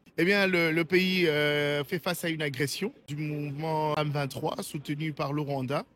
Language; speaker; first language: French; non-native, local second language; Lingala